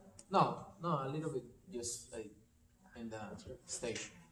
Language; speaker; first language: English; non-native, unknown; Spanish